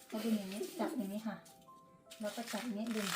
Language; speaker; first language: Thai; native; Thai